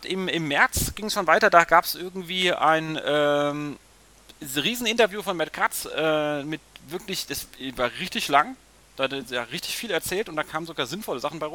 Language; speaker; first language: German; native; German